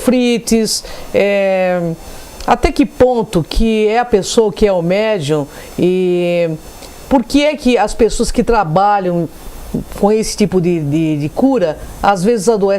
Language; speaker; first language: Portuguese; native; Portuguese